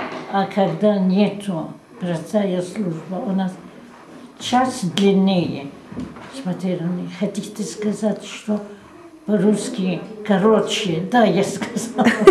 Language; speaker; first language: Russian; non-native, learner; English